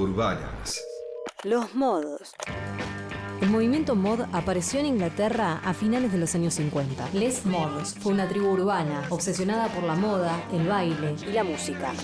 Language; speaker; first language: Spanish; native; Spanish